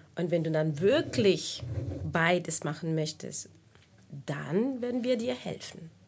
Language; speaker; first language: German; non-native, fluent; Spanish